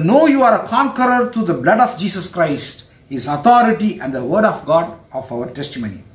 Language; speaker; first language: English; non-native, local second language; Tamil